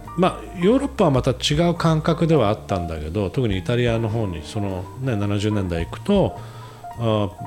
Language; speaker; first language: Japanese; native; Japanese